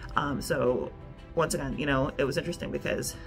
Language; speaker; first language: English; native; English